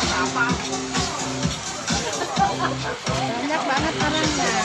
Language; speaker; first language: Chinese; non-native, learner; Indonesian